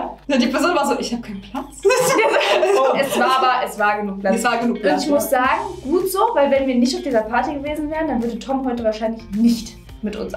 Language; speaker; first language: German; native; German